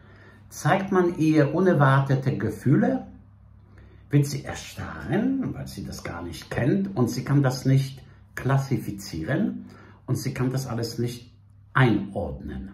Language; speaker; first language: German; non-native, fluent; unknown